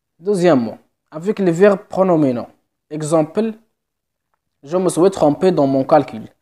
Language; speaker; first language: French; non-native, local second language; Arabic